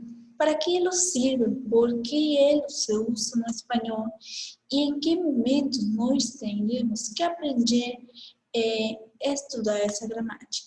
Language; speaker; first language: Portuguese; non-native, fluent; Spanish